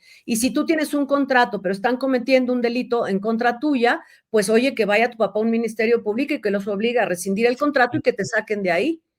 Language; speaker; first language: Spanish; native; Spanish